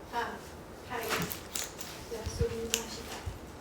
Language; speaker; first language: Japanese; non-native, learner; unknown